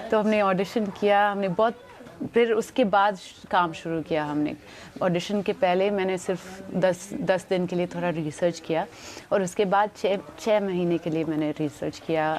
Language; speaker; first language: Hindi; non-native, local second language; English